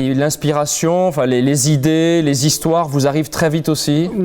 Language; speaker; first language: French; native; French